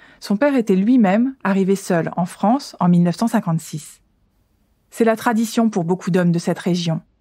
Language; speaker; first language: French; native; French